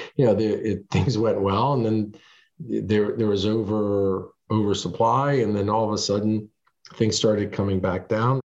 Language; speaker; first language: English; early bilingual, other home language; French